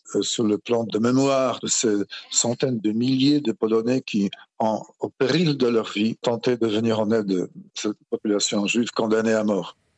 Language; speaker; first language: French; non-native, fluent; Polish